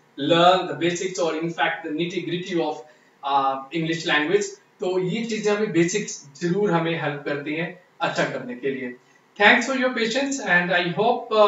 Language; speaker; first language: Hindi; non-native, local second language; Punjabi